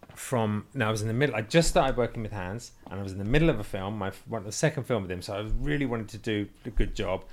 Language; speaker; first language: English; native; English